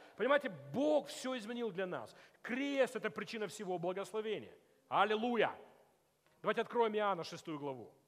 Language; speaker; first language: Russian; non-native, local second language; Ukrainian